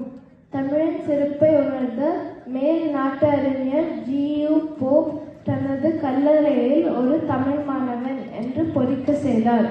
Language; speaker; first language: Tamil; early bilingual, heritage; Tamil